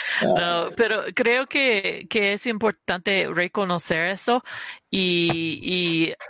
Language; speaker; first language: Spanish; early bilingual, heritage; Spanish